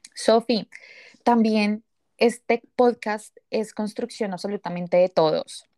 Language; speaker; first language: Spanish; native; Spanish